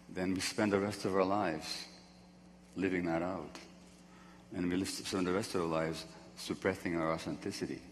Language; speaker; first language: English; non-native, fluent; Hungarian